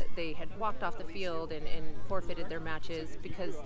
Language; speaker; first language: English; early bilingual, other home language; Spanish